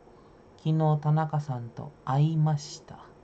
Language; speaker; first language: Japanese; non-native, fluent; Indonesian